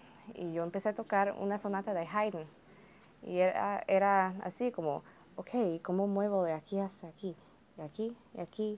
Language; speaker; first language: Spanish; early bilingual, heritage; Spanish